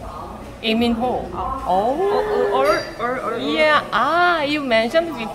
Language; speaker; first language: English; non-native, learner; Korean